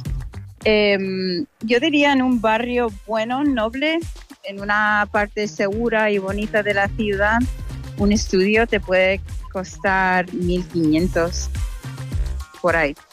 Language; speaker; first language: Spanish; non-native, fluent; English